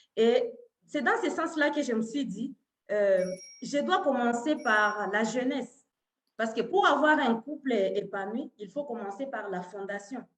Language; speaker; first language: French; non-native, local second language; Swahili